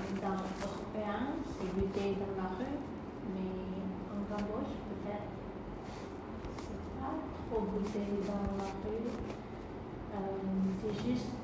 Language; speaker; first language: French; non-native, learner; Khmer